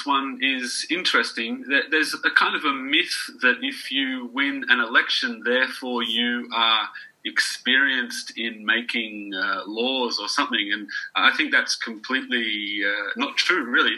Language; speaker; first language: English; native; English